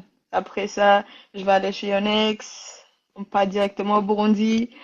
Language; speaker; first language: French; non-native, learner; Rundi